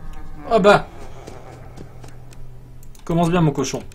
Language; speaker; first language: French; native; French